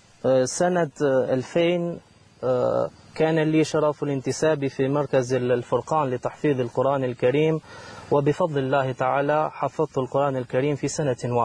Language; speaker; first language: Arabic; non-native, fluent; Albanian